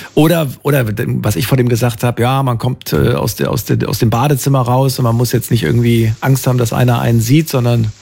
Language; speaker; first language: German; native; German